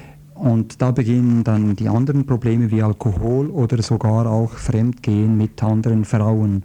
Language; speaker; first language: German; non-native, fluent; Croatian